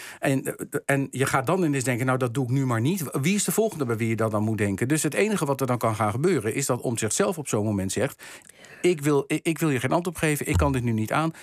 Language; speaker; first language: Dutch; native; Dutch